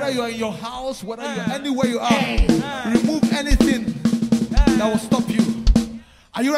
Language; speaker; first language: English; non-native, local second language; Igbo